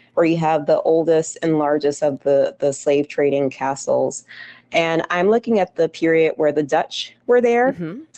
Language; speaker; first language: English; native; English